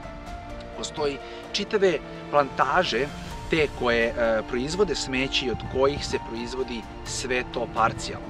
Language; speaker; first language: Serbian; native; Serbian